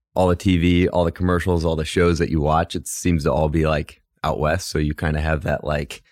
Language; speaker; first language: English; native; English